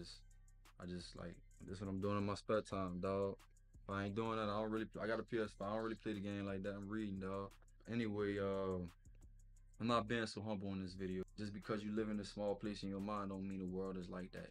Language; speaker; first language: English; native; English